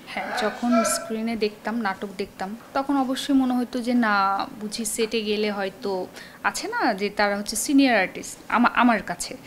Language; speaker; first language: Bangla; native; Bangla